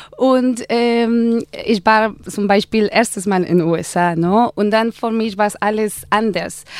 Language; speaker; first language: German; non-native, learner; Spanish